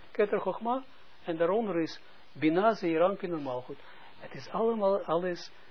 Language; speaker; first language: Dutch; non-native, fluent; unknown